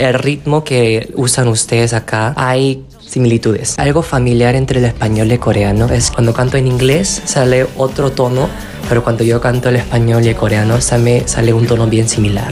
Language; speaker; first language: Spanish; non-native, fluent; Korean